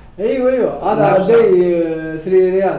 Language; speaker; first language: French; non-native, learner; Arabic